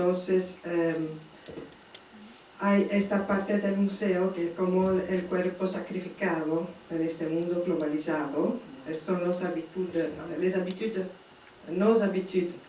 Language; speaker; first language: Spanish; non-native, fluent; French